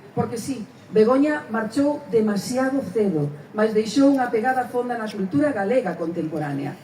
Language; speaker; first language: Galician; early bilingual, heritage; Spanish